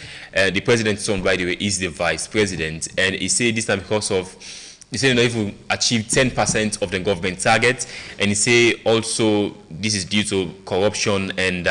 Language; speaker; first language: English; non-native, local second language; Krio